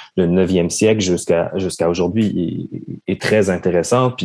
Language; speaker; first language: French; native; French